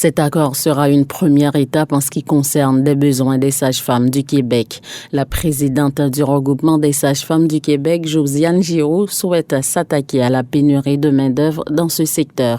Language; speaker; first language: French; native; French